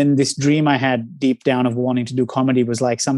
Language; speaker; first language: English; non-native, local second language; Sinhala